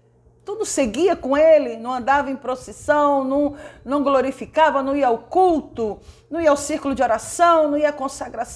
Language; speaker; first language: Portuguese; native; Portuguese